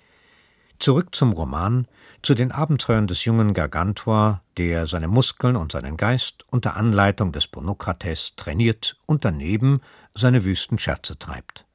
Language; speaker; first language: German; native; German